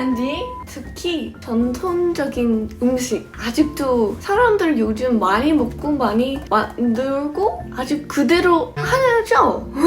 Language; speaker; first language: Korean; non-native, fluent; English